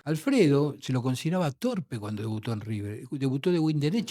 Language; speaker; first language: Spanish; native; Spanish